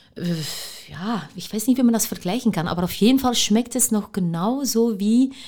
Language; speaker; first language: German; non-native, fluent; Dutch